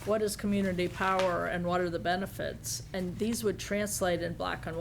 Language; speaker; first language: English; native; English